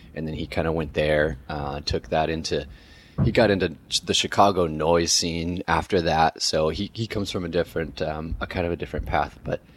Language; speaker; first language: English; native; English